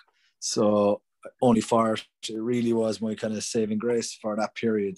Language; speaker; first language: English; native; English